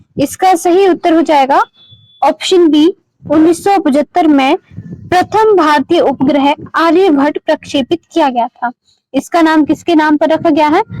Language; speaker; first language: Hindi; native; Hindi